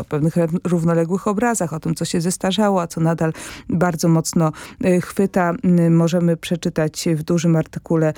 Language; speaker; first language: Polish; native; Polish